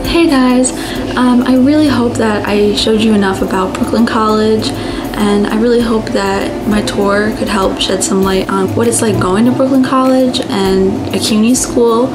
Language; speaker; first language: English; native; English